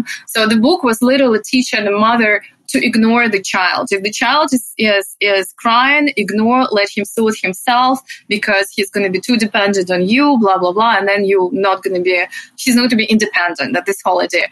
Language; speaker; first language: English; non-native, fluent; Russian